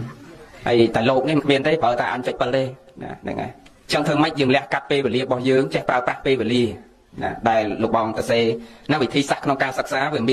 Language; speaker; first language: Khmer; native; Khmer